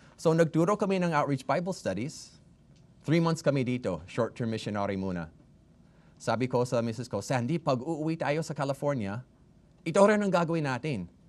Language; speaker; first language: Filipino; non-native, fluent; English